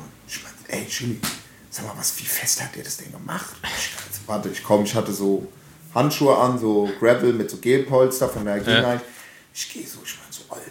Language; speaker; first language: German; native; German